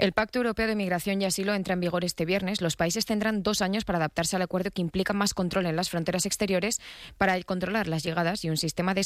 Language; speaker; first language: Spanish; native; Spanish